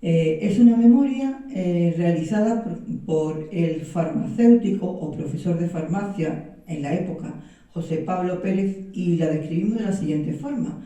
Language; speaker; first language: Spanish; native; Spanish